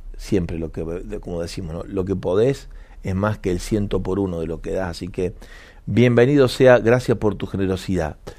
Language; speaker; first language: Spanish; native; Spanish